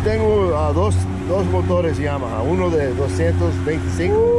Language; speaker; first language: Spanish; non-native, fluent; English